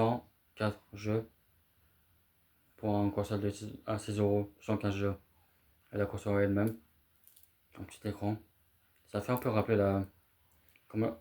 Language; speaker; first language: French; native; French